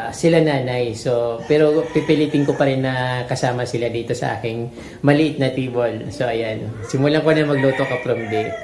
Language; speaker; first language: Filipino; native; Filipino